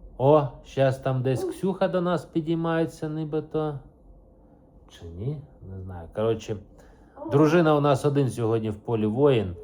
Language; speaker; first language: Ukrainian; native; Ukrainian